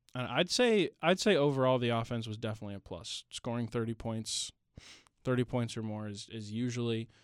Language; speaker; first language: English; native; English